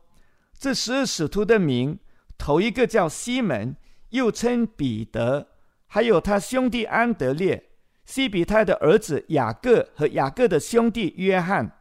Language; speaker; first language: Chinese; native; Chinese